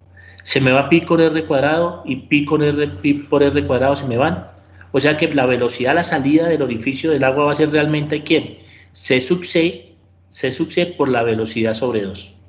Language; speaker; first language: Spanish; native; Spanish